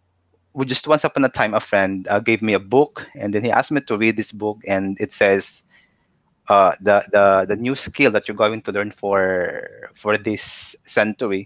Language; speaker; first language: English; non-native, local second language; Cebuano